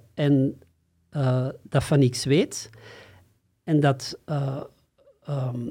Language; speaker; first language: Dutch; native; Dutch